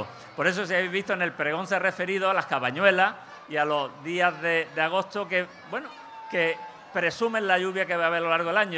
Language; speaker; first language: Spanish; native; Spanish